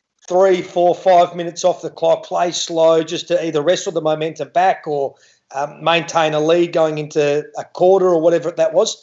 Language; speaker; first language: English; native; English